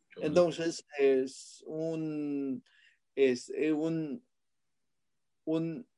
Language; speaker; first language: Spanish; non-native, fluent; Chinese